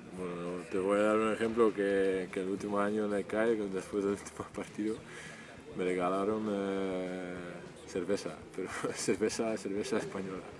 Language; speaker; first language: Spanish; non-native, fluent; Dutch